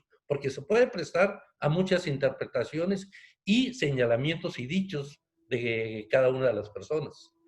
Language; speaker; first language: Spanish; native; Spanish